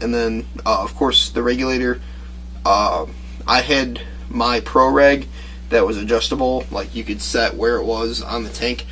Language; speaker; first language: English; native; English